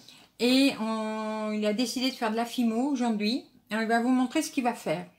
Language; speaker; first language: French; native; French